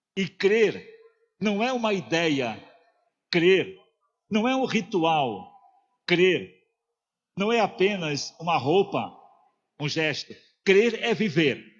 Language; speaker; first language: Portuguese; native; Portuguese